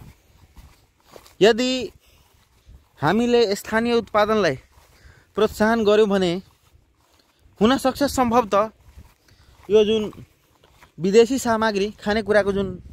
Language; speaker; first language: Nepali; non-native, local second language; Maithili